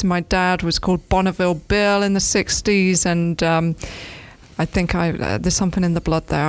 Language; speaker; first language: English; native; English